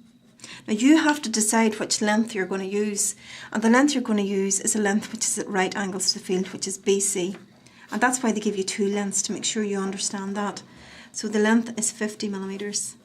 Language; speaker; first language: English; native; English